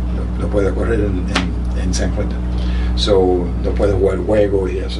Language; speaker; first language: Spanish; early bilingual, heritage; Spanish